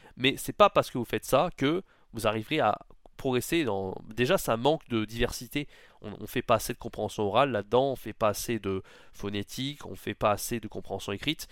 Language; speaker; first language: French; native; French